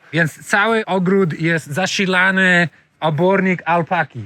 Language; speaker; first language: Polish; non-native, learner; English